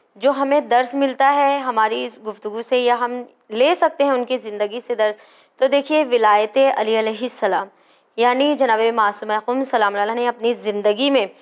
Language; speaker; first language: Hindi; native; Hindi